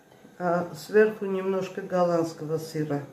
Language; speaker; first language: Russian; non-native, fluent; Armenian